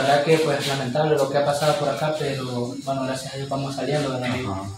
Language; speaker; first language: Spanish; native; Spanish